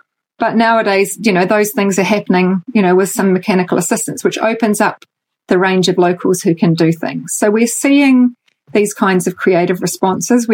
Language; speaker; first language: English; native; English